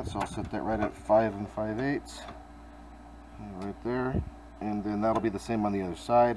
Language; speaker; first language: English; native; English